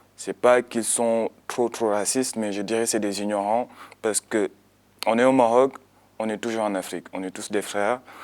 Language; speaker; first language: French; non-native, local second language; Wolof